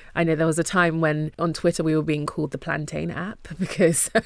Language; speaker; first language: English; early bilingual, other home language; Yoruba